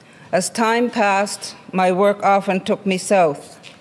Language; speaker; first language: English; non-native, local second language; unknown